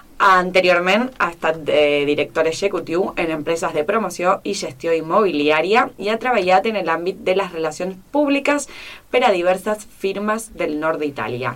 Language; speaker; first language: Catalan; non-native, fluent; Spanish